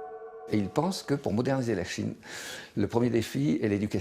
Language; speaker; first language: French; native; French